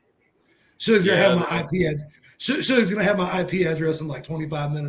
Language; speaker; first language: English; native; English